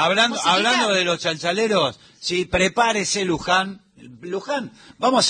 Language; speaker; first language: Spanish; native; Spanish